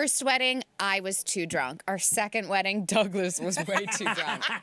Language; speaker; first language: English; native; English